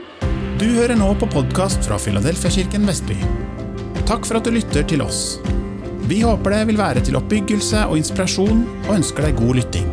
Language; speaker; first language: Norwegian; native; Norwegian